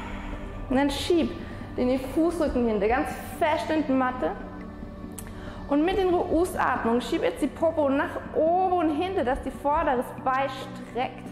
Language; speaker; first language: German; non-native, fluent; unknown